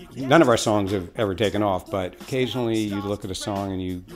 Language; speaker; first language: English; native; English